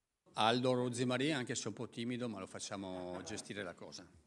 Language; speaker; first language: Italian; native; Italian